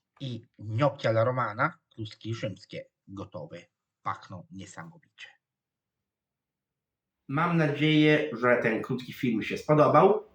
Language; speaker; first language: Polish; non-native, fluent; Italian